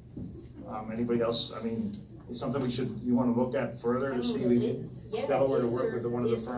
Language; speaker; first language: English; native; English